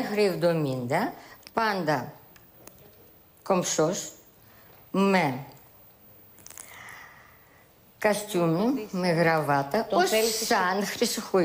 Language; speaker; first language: Greek; non-native, learner; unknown